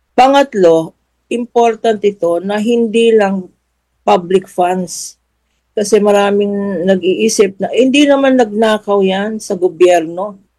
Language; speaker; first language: Filipino; native; Filipino